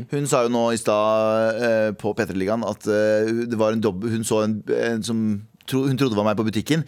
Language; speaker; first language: Norwegian; early bilingual, other home language; Kurdish